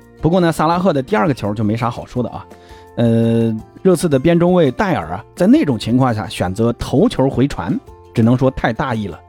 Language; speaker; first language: Chinese; native; Chinese